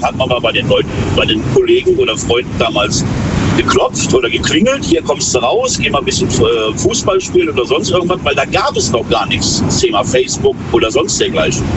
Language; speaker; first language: German; native; German